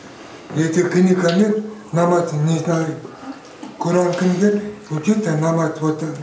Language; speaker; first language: Russian; non-native, learner; Kyrgyz